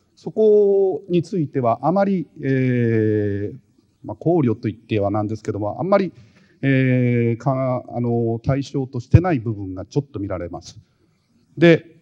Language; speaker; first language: Japanese; native; Japanese